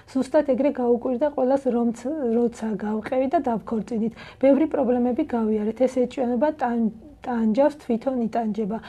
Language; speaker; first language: Georgian; native; Georgian